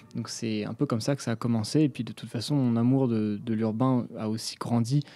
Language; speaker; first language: French; native; French